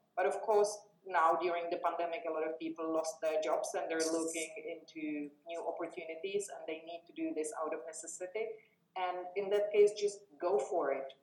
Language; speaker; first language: English; non-native, fluent; Czech